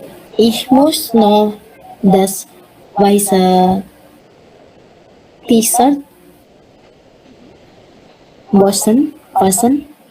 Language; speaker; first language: German; non-native, learner; Indonesian